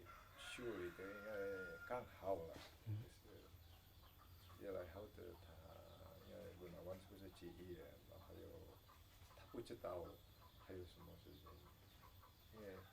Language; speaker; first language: Chinese; non-native, learner; Indonesian